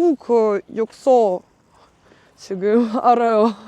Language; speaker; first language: Korean; non-native, learner; Russian